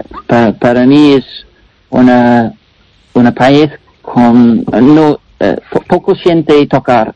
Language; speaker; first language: Spanish; non-native, learner; English